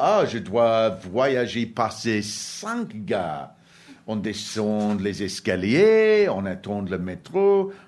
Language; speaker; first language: French; non-native, learner; English